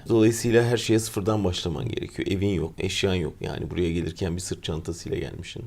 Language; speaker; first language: Turkish; native; Turkish